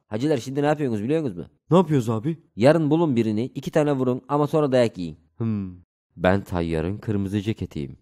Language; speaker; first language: Turkish; native; Turkish